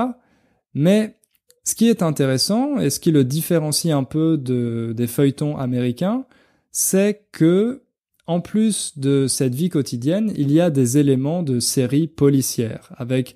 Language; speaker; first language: French; native; French